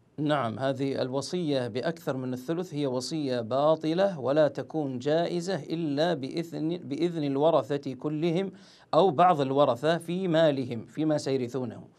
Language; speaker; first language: Arabic; native; Arabic